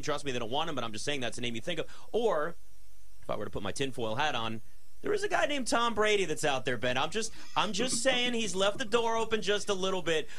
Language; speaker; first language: English; native; English